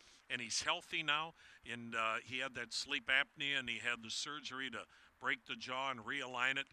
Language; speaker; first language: English; native; English